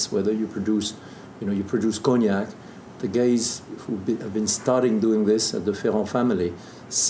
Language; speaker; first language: English; non-native, fluent; French